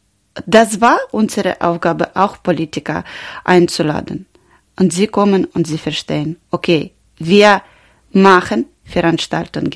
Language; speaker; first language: German; non-native, learner; Ukrainian